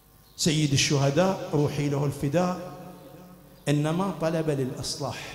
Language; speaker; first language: Arabic; native; Arabic